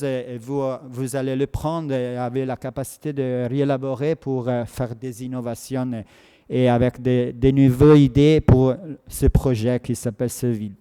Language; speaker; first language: French; non-native, fluent; Italian